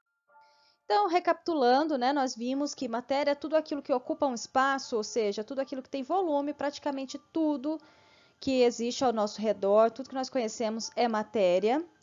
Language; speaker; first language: Portuguese; native; Portuguese